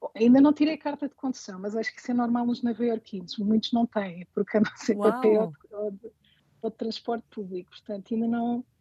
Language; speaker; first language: Portuguese; native; Portuguese